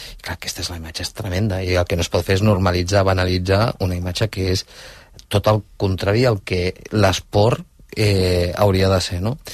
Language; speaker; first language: Catalan; native; Catalan